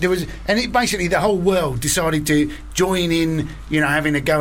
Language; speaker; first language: English; native; English